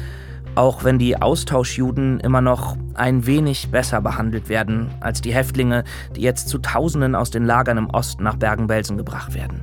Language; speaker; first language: German; native; German